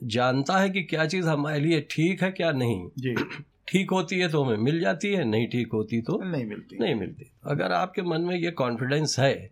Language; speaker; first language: Hindi; native; Hindi